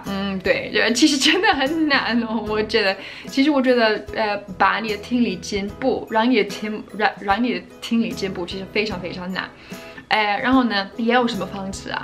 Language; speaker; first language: Chinese; non-native, fluent; English